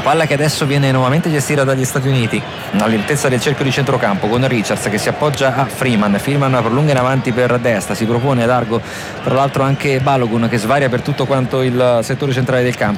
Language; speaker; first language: Italian; native; Italian